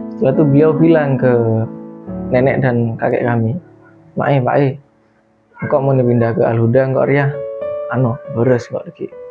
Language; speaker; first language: Indonesian; non-native, local second language; Madurese